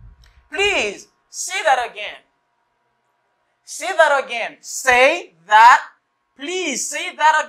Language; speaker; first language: English; non-native, fluent; Haitian Creole